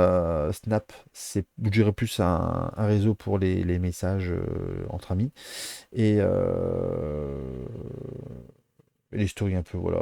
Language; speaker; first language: French; native; French